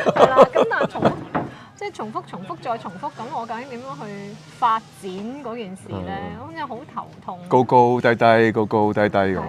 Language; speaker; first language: Cantonese; native; Cantonese